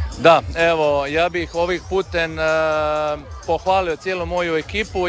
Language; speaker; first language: Croatian; native; Croatian